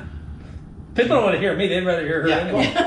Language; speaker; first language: English; native; English